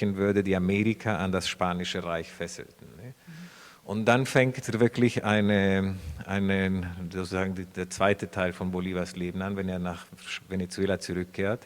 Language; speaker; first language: German; non-native, fluent; Spanish